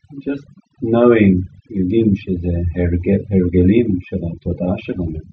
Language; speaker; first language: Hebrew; non-native, fluent; English